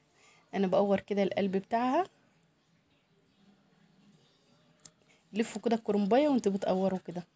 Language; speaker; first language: Arabic; native; Arabic